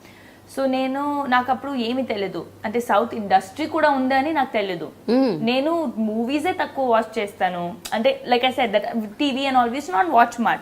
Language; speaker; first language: Telugu; non-native, local second language; Hindi